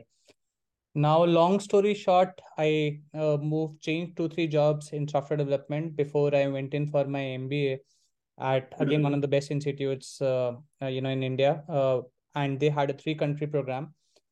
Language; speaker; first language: English; non-native, local second language; Hindi